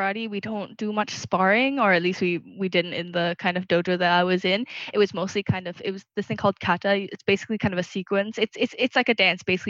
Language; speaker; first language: English; native; English